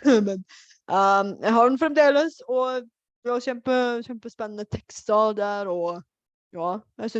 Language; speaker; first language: Norwegian; non-native, fluent; Bulgarian